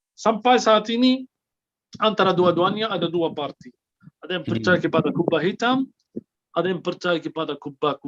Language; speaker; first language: Indonesian; non-native, fluent; Arabic